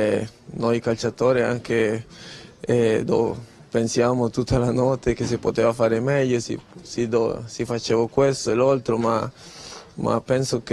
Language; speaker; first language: Italian; non-native, fluent; Spanish